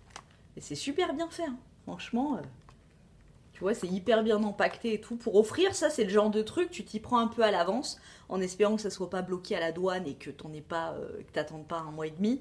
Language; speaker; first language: French; native; French